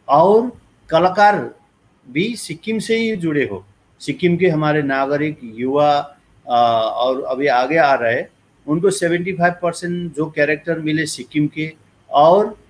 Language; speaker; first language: Hindi; non-native, local second language; Nepali